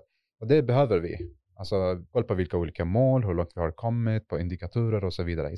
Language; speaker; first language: Swedish; non-native, fluent; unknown